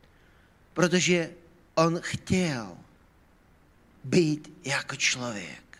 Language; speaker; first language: Czech; non-native, fluent; Ukrainian